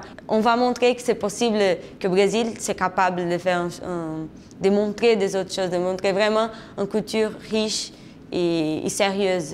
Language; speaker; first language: French; non-native, fluent; Portuguese